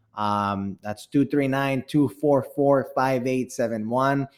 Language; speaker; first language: English; early bilingual, other home language; Spanish